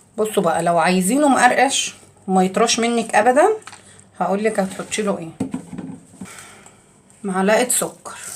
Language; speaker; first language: Arabic; native; Arabic